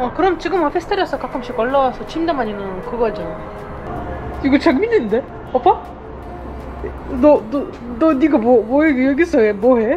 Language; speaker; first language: Korean; non-native, fluent; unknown